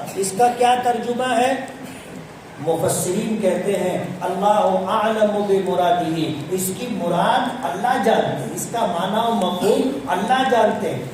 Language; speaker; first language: Urdu; native; Urdu